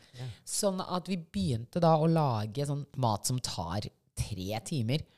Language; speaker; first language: Norwegian; early bilingual, other home language; Shona